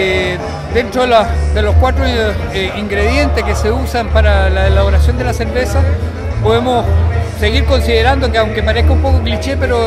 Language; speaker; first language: Spanish; native; Spanish